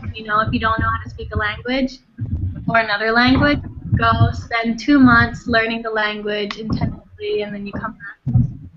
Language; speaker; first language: English; non-native, fluent; Thai